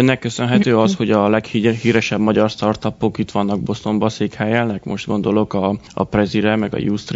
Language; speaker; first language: Hungarian; native; Hungarian